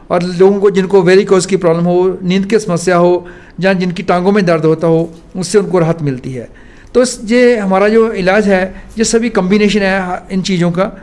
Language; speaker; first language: Hindi; non-native, local second language; Punjabi